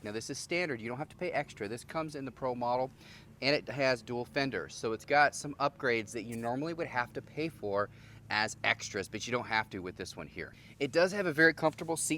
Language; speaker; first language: English; native; English